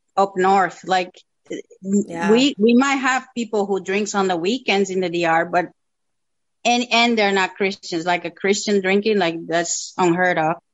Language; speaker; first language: English; non-native, fluent; Spanish